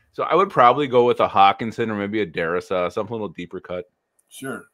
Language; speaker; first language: English; native; English